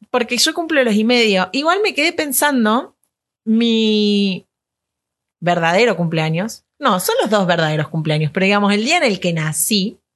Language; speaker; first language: Spanish; native; Spanish